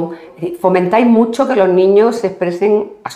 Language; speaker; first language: Spanish; native; Spanish